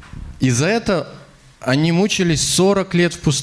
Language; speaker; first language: Russian; native; Russian